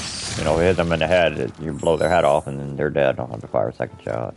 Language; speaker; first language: English; native; English